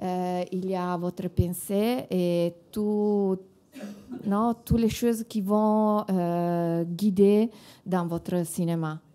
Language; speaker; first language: French; non-native, fluent; Italian